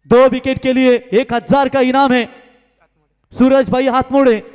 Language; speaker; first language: Hindi; non-native, local second language; Marathi